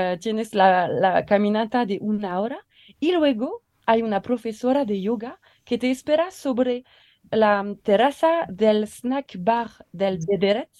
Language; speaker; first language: Spanish; non-native, learner; French